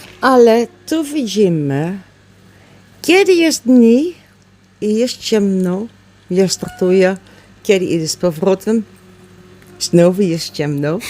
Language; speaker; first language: Polish; non-native, learner; Dutch